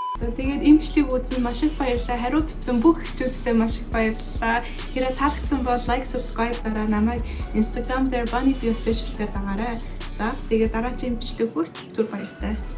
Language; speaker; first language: Mongolian; early bilingual, heritage; Mongolian